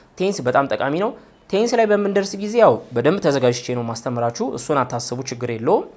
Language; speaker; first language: Amharic; native; Amharic